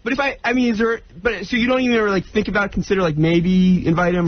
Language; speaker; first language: English; native; English